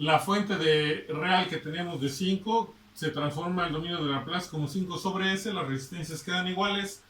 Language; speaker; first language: Spanish; native; Spanish